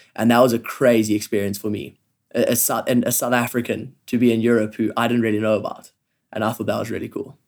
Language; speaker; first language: English; native; English